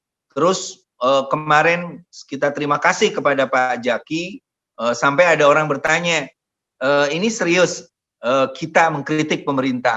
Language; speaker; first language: Indonesian; native; Indonesian